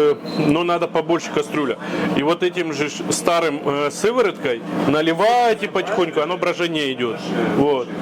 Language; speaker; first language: Russian; native; Russian